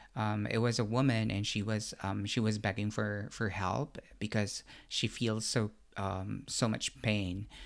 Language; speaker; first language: English; non-native, local second language; Filipino